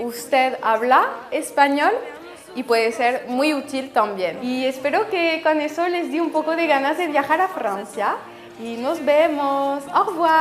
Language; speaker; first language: Spanish; non-native, fluent; French